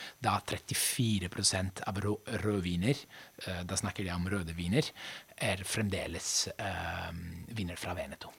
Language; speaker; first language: Norwegian; non-native, fluent; Italian